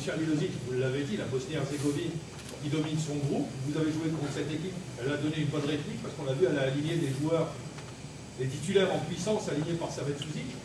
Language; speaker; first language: French; native; French